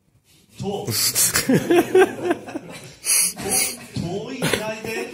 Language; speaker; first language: Japanese; non-native, learner; Turkish